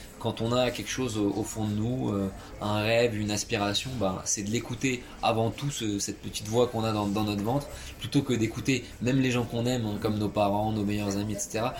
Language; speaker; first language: French; native; French